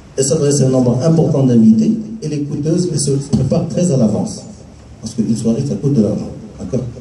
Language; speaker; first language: French; non-native, local second language; Arabic